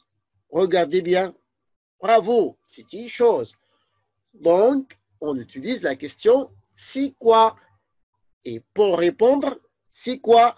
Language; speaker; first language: French; non-native, fluent; Arabic